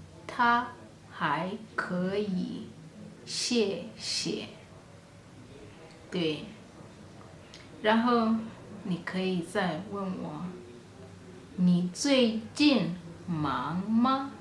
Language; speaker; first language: Chinese; non-native, fluent; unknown